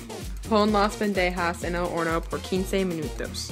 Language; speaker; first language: Spanish; non-native, learner; English